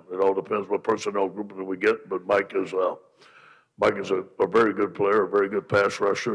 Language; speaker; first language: English; native; English